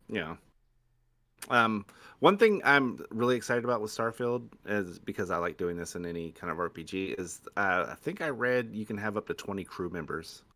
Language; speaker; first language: English; native; English